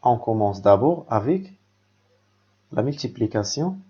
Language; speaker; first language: French; non-native, local second language; Arabic